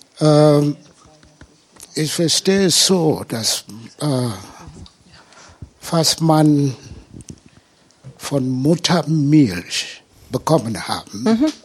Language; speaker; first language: German; non-native, learner; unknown